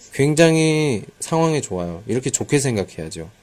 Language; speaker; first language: Korean; native; Korean